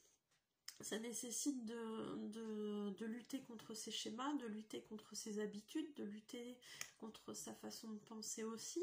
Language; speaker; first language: French; native; French